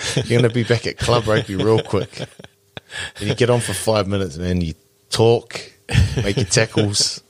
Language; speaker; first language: English; native; English